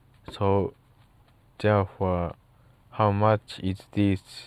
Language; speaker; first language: English; non-native, learner; Japanese